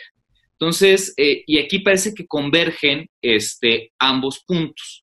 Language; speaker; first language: Spanish; native; Spanish